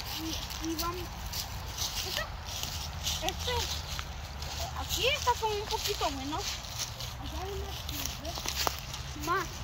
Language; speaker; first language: Spanish; early bilingual, heritage; Spanish